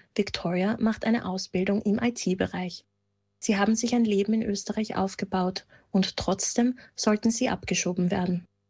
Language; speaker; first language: German; native; German